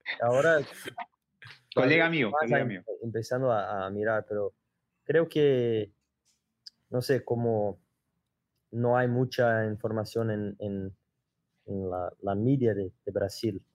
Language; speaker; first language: Spanish; non-native, learner; Portuguese